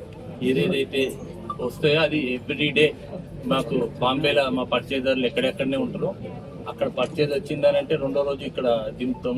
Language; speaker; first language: Telugu; native; Telugu